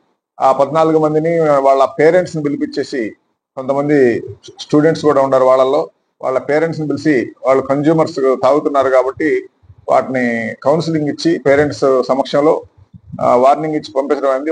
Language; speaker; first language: Telugu; native; Telugu